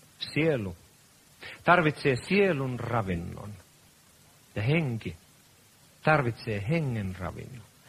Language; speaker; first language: Finnish; native; Finnish